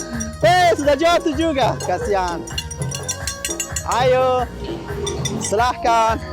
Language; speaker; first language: Indonesian; non-native, learner; Persian